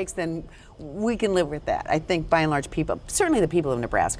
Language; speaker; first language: English; native; English